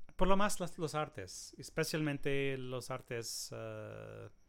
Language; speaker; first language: Spanish; non-native, learner; English